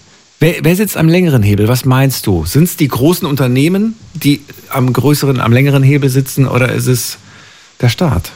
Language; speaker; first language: German; native; German